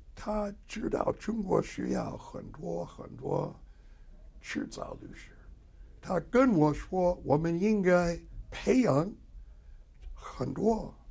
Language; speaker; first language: Chinese; non-native, fluent; English